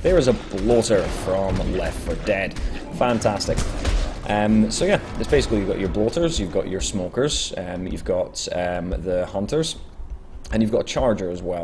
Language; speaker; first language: English; native; English